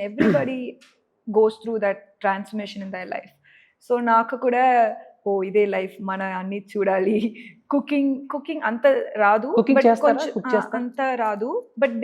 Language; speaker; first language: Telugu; non-native, learner; Tamil